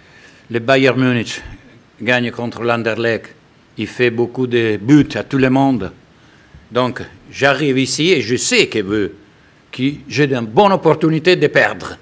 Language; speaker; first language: French; non-native, learner; Italian